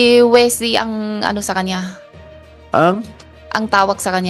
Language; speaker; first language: Filipino; non-native, learner; Chinese